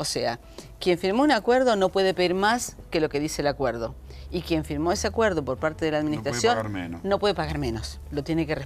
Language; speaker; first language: Spanish; native; Spanish